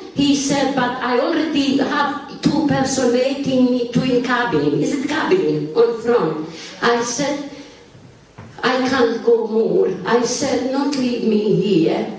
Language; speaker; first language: English; non-native, learner; Bosnian